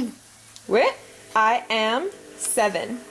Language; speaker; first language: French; non-native, learner; English